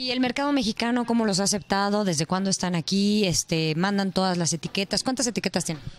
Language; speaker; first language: Spanish; native; Spanish